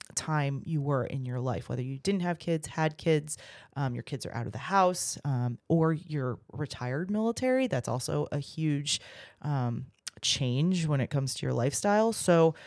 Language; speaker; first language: English; native; English